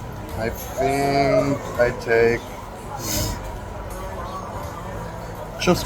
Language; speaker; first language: English; non-native, learner; German